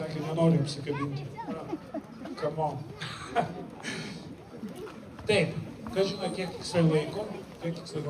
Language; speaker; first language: Lithuanian; native; Lithuanian